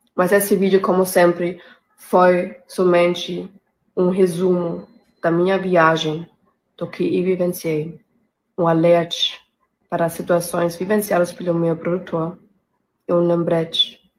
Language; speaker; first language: Portuguese; non-native, fluent; German